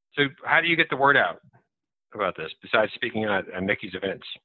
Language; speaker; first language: English; native; English